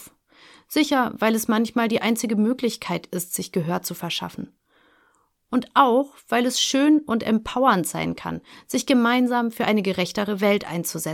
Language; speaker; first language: German; native; German